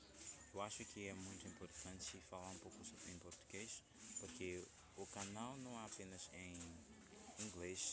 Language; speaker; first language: Portuguese; non-native, fluent; Haitian Creole